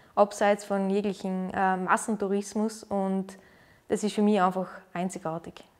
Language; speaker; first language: German; native; German